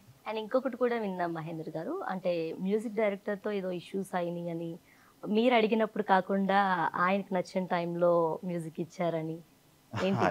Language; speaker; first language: Telugu; native; Telugu